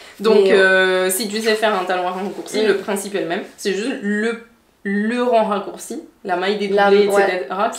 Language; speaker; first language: French; native; French